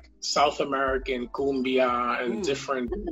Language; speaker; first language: English; native; English